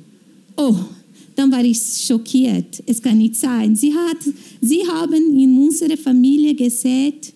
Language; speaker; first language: German; non-native, fluent; Portuguese